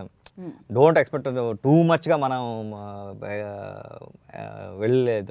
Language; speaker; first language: Telugu; non-native, learner; Kannada